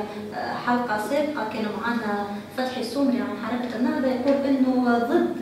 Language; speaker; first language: Arabic; native; Arabic